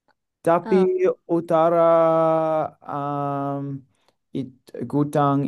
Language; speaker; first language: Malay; non-native, learner; English